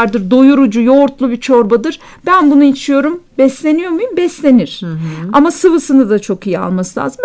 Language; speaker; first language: Turkish; native; Turkish